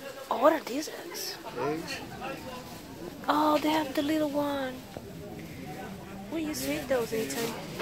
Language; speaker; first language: English; non-native, fluent; Italian